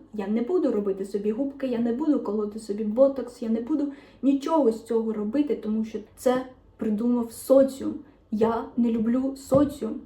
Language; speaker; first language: Ukrainian; non-native, local second language; Russian